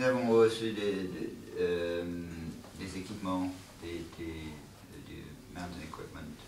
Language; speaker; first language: French; non-native, learner; English